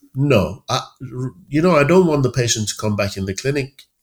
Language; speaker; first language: English; early bilingual, other home language; Persian